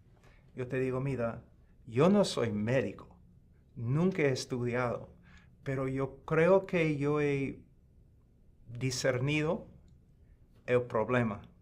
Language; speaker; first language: Spanish; non-native, fluent; English